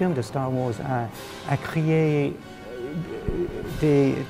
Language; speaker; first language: French; non-native, fluent; English